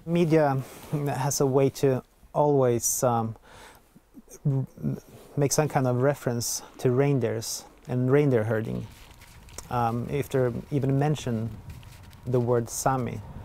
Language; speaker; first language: English; non-native, fluent; Swedish